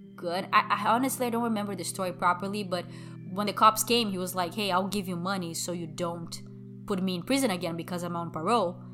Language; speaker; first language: English; non-native, fluent; Portuguese